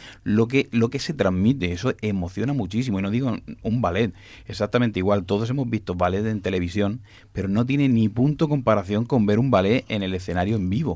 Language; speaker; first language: Spanish; native; Spanish